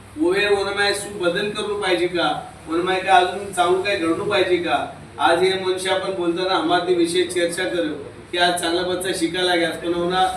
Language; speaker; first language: Marathi; non-native, local second language; Rajasthani